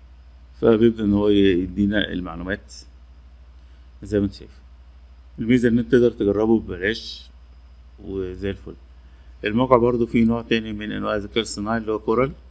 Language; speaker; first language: Arabic; native; Arabic